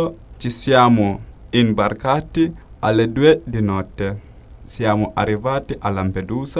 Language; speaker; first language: Italian; non-native, learner; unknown